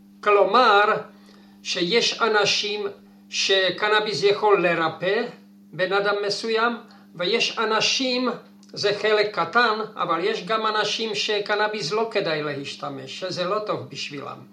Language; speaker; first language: Hebrew; non-native, fluent; Czech